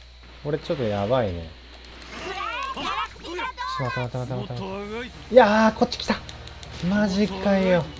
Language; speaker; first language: Japanese; native; Japanese